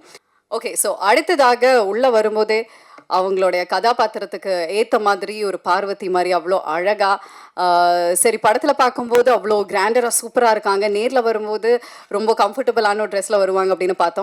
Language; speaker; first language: Tamil; native; Tamil